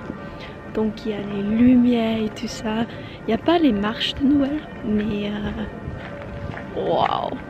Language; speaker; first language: French; non-native, learner; English